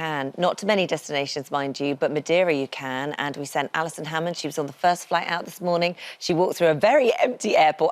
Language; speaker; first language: English; native; English